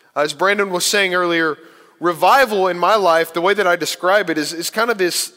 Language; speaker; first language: English; native; English